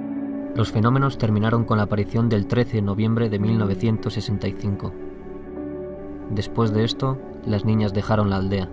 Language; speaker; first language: Spanish; native; Spanish